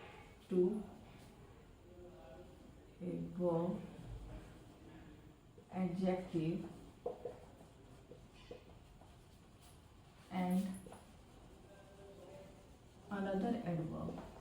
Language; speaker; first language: English; non-native, learner; Hindi